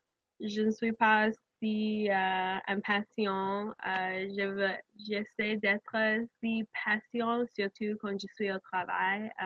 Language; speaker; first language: French; non-native, learner; English